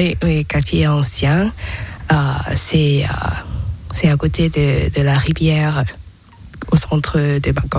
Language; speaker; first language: French; non-native, learner; Thai